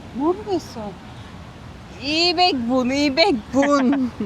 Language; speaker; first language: Korean; non-native, learner; Turkish